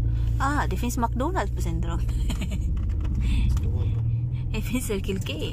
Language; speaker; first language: Swedish; non-native, learner; Filipino